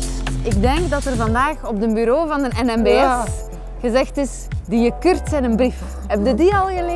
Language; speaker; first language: Dutch; native; Dutch